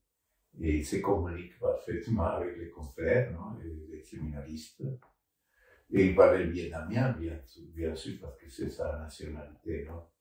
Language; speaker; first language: French; non-native, fluent; Spanish